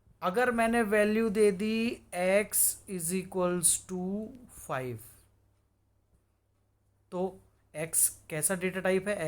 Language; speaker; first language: Hindi; native; Hindi